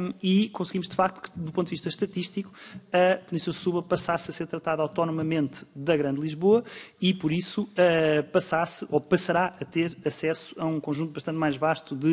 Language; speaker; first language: Portuguese; native; Portuguese